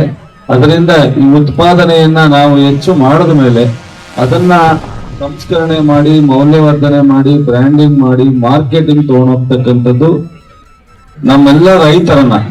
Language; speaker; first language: Kannada; native; Kannada